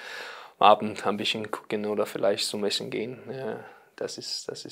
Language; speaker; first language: German; non-native, learner; Danish